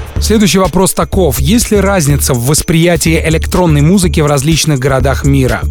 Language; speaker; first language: Russian; native; Russian